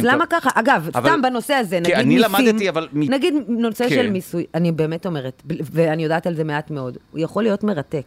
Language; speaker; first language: Hebrew; native; Hebrew